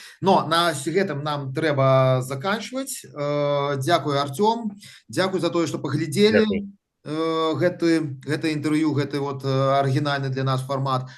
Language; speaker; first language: Belarusian; native; Belarusian